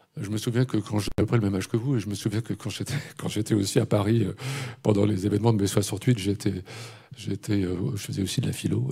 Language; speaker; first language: French; native; French